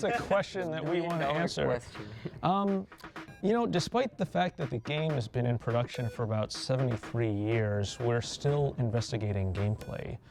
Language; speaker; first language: English; native; English